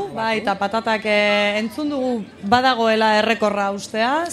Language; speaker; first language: Basque; native; Basque